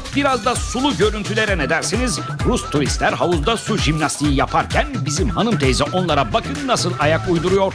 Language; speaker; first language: Turkish; native; Turkish